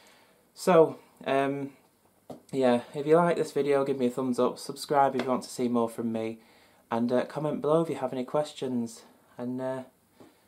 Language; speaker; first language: English; native; English